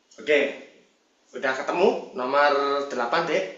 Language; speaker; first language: Indonesian; native; Indonesian